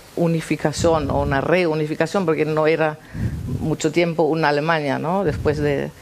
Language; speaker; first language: Spanish; non-native, fluent; German